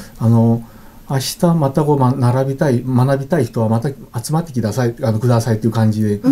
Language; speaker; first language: Japanese; non-native, fluent; Korean